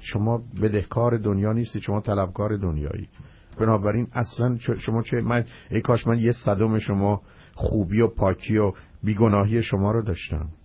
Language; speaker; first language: Persian; native; Persian